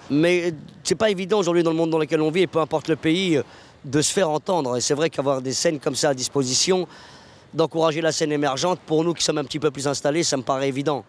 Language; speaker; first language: French; early bilingual, other home language; Arabic